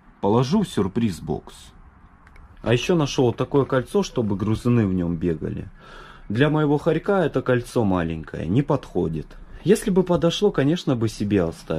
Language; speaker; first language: Russian; native; Russian